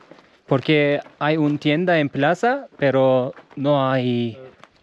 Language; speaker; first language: Spanish; non-native, learner; Turkish